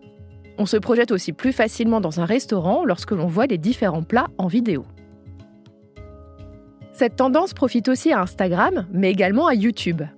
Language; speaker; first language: French; native; French